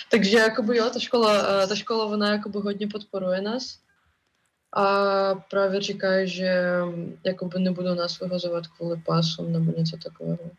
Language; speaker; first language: Czech; non-native, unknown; Russian